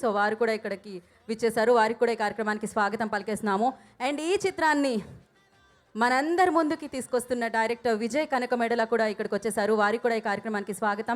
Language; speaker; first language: Telugu; native; Telugu